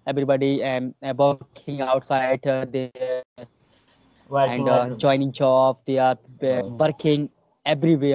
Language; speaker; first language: English; non-native, learner; Hindi